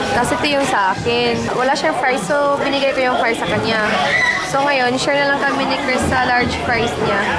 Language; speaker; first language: Filipino; non-native, local second language; Cebuano